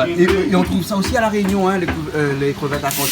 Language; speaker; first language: French; native; French